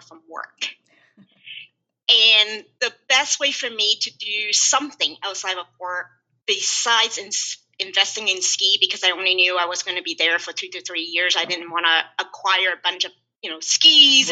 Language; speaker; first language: English; non-native, local second language; Cantonese